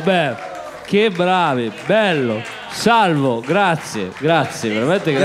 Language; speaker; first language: Italian; native; Italian